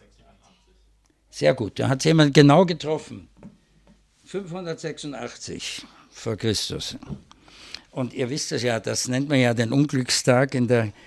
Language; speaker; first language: German; native; German